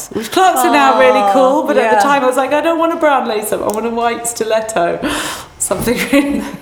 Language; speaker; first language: English; native; English